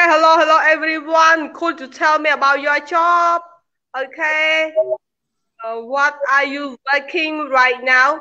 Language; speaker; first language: English; non-native, learner; Khmer